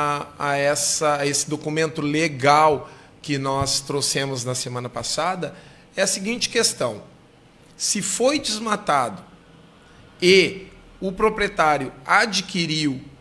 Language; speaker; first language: Portuguese; native; Portuguese